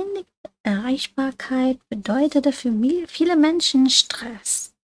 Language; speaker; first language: German; non-native, fluent; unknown